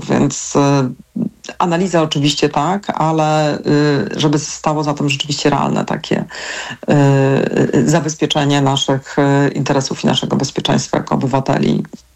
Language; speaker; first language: Polish; native; Polish